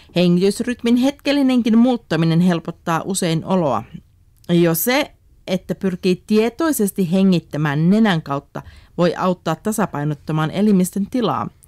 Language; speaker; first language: Finnish; native; Finnish